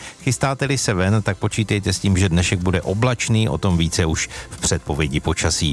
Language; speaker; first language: Czech; native; Czech